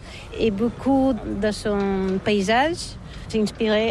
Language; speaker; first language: French; non-native, learner; Catalan